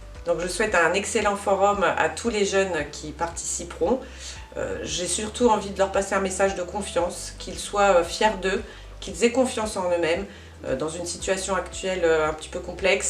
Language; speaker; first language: French; native; French